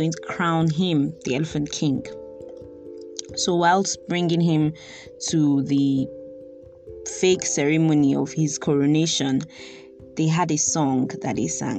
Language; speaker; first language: English; non-native, local second language; Yoruba